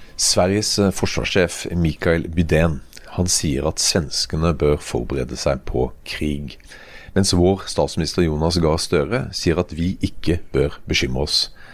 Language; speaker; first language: Norwegian; native; Norwegian